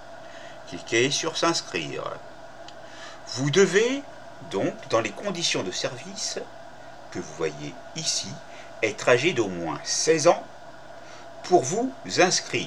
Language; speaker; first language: French; native; French